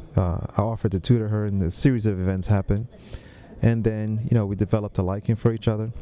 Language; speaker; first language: English; native; English